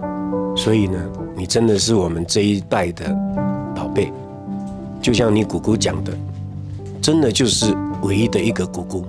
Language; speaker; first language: Chinese; native; Chinese